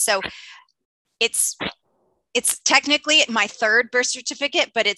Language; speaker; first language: English; native; English